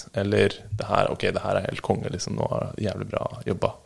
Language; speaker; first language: Norwegian; native; Norwegian